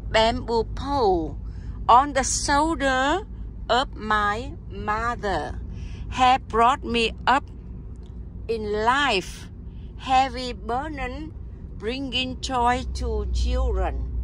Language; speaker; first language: English; non-native, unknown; Vietnamese